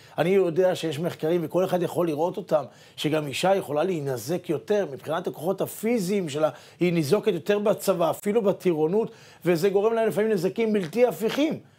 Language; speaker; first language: Hebrew; native; Hebrew